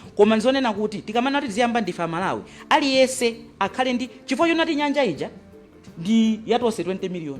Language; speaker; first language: Nyanja; native; Nyanja